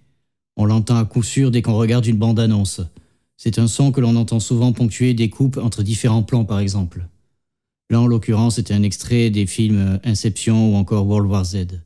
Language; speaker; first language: French; native; French